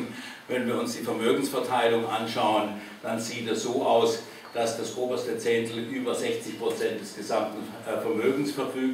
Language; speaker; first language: German; native; German